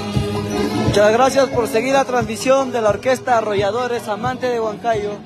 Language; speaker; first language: Spanish; native; Spanish